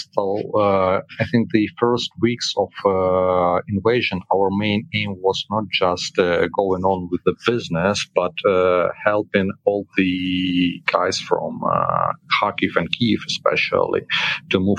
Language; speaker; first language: English; non-native, fluent; Ukrainian